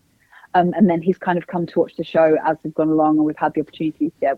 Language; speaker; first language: English; native; English